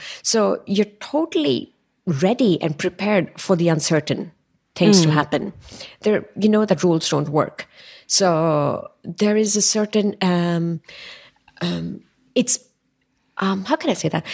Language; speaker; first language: English; non-native, local second language; Tamil